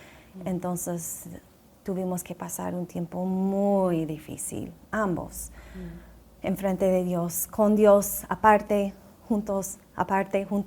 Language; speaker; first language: Spanish; non-native, fluent; English